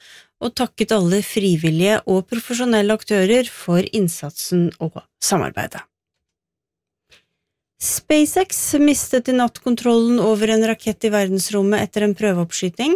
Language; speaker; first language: Norwegian; native; Norwegian